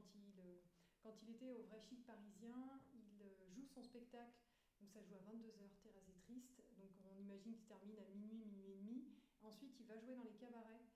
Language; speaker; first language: French; native; French